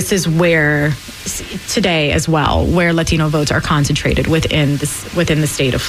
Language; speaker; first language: English; native; English